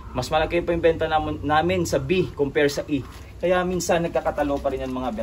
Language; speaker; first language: Filipino; non-native, local second language; Cebuano